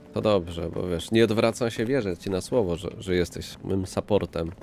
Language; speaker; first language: Polish; native; Polish